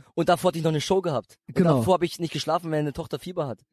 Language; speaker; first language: German; native; German